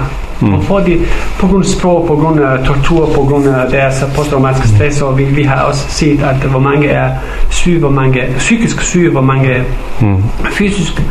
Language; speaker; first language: Danish; non-native, fluent; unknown